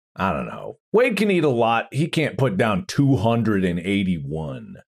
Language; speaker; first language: English; native; English